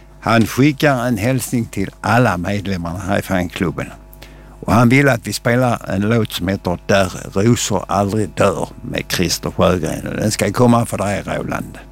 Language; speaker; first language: Swedish; native; Swedish